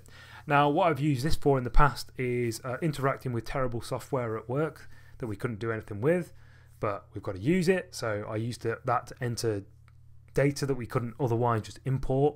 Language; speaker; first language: English; native; English